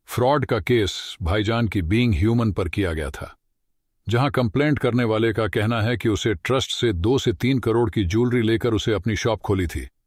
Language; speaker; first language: Hindi; native; Hindi